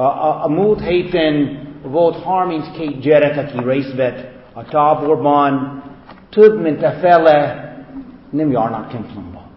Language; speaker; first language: Hungarian; non-native, fluent; English